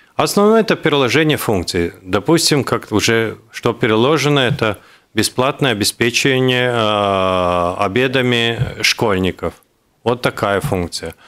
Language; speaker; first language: Russian; non-native, local second language; Latvian